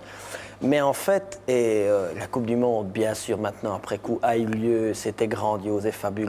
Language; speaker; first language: French; native; French